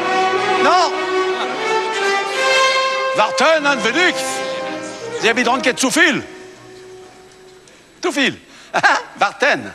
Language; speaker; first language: German; non-native, learner; French